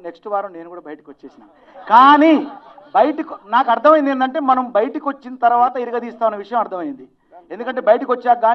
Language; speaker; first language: Telugu; native; Telugu